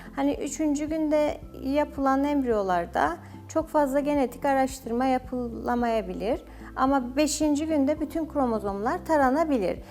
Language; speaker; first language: Turkish; native; Turkish